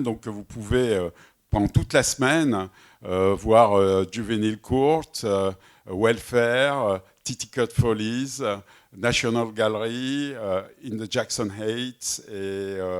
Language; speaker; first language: French; native; French